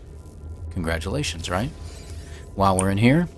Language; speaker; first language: English; native; English